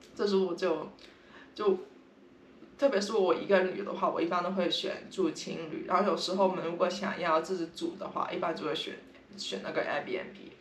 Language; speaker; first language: Chinese; non-native, local second language; Cantonese